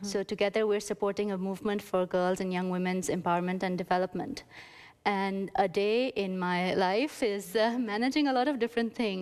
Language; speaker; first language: English; non-native, local second language; Urdu